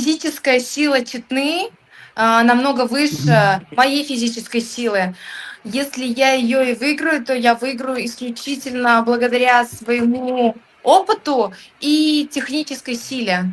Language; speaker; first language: Russian; native; Russian